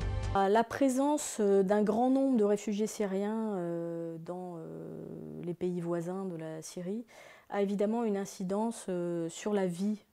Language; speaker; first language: French; native; French